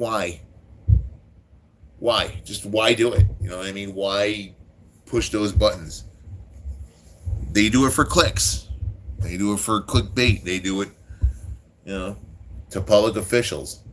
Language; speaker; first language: English; native; English